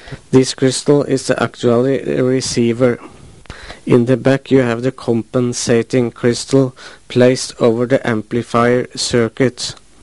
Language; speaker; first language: English; non-native, fluent; Norwegian